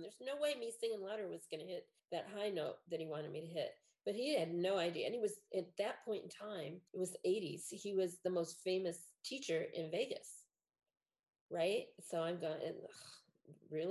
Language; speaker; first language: English; native; English